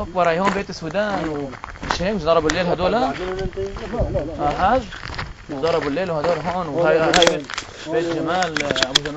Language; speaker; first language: Arabic; native; Arabic